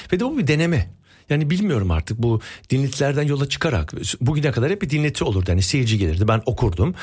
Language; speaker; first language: Turkish; early bilingual, heritage; Turkish